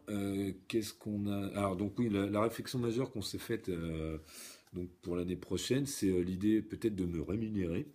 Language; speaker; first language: French; native; French